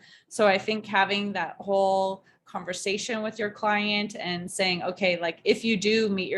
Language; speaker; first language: English; native; English